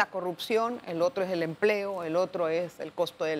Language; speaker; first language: Spanish; native; Spanish